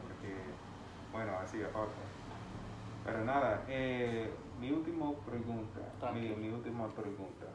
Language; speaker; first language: Spanish; non-native, fluent; English